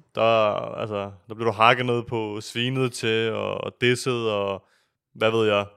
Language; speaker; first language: Danish; early bilingual, other home language; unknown